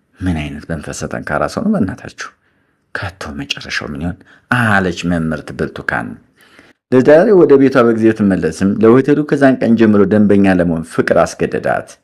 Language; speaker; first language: Amharic; native; Amharic